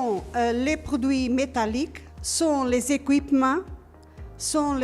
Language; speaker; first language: French; non-native, learner; Portuguese